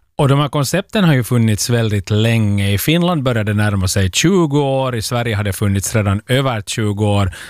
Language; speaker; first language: Swedish; native; Swedish